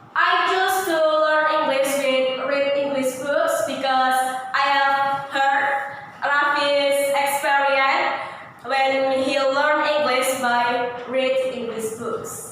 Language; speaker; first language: English; non-native, learner; Indonesian